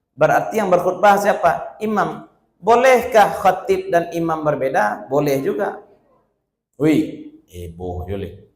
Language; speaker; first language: Malay; non-native, local second language; Minangkabau